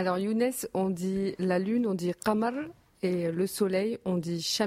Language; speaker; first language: French; non-native, local second language; Arabic